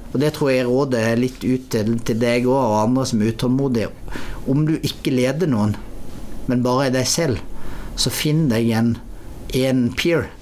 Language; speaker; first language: Norwegian; native; Norwegian